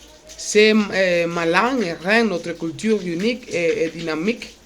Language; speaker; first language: French; non-native, learner; Spanish